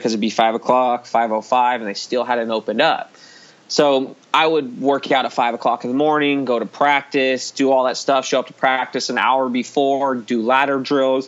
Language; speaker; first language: English; native; English